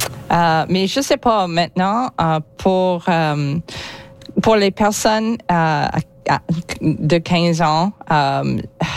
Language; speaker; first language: French; non-native, local second language; English